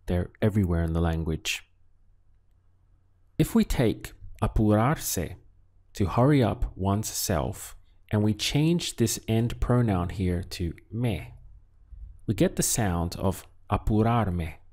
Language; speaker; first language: English; native; English